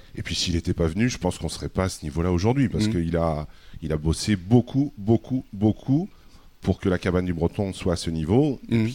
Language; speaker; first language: French; native; French